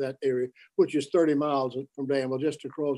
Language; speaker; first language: English; native; English